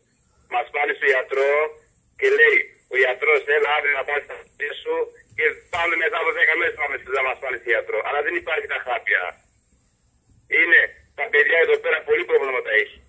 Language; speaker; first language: Greek; non-native, learner; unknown